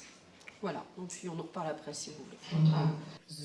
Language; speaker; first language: French; native; French